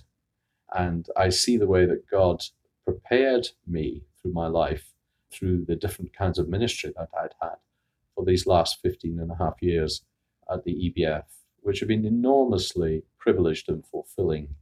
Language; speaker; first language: English; native; English